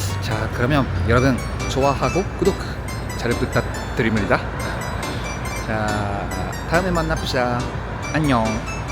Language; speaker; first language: Korean; non-native, learner; Japanese